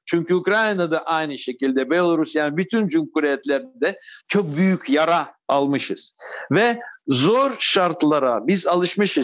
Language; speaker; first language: Turkish; non-native, fluent; Russian